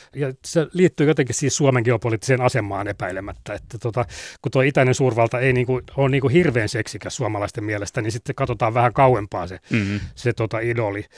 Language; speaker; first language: Finnish; native; Finnish